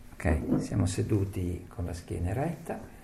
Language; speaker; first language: Italian; native; Italian